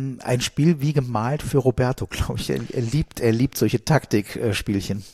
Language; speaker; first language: German; native; German